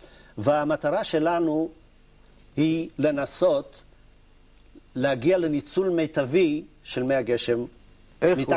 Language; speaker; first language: Hebrew; native; Hebrew